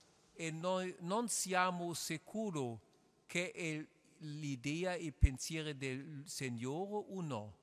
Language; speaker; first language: Italian; non-native, learner; German